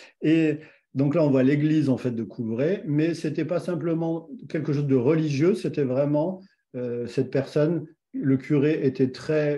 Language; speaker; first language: French; native; French